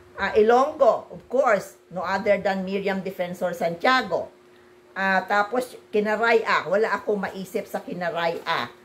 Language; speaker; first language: Filipino; native; Filipino